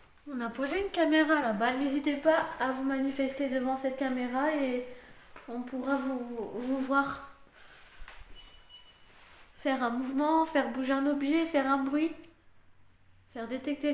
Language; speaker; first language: French; native; French